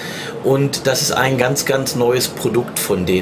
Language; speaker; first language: German; native; German